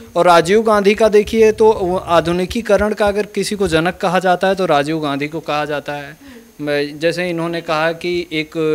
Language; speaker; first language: Hindi; native; Hindi